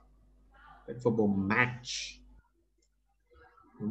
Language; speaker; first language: English; non-native, learner; Vietnamese